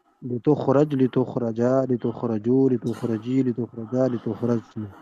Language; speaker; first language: Arabic; non-native, fluent; Urdu